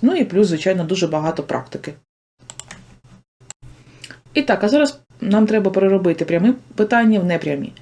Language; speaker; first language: Ukrainian; native; Ukrainian